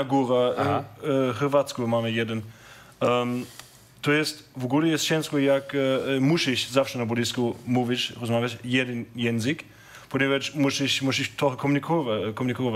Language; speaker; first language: Polish; non-native, learner; German